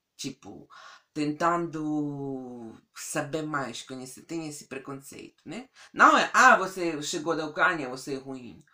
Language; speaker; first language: Portuguese; non-native, fluent; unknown